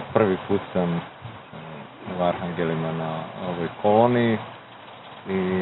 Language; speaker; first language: Croatian; early bilingual, heritage; Croatian